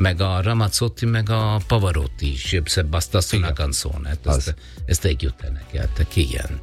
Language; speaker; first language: Hungarian; non-native, learner; Italian